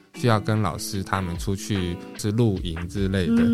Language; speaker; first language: Chinese; non-native, local second language; Japanese